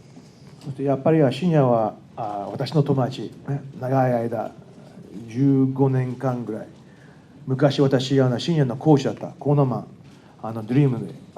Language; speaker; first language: Japanese; non-native, learner; Thai